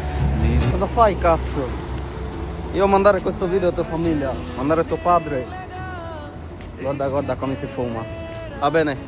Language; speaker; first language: Italian; non-native, learner; Bangla